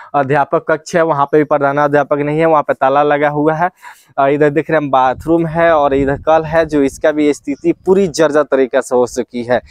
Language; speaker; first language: Hindi; native; Hindi